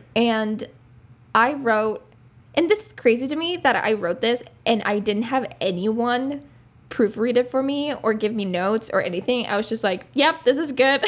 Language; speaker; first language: English; non-native, fluent; Spanish